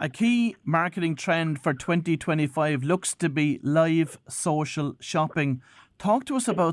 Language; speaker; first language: English; native; English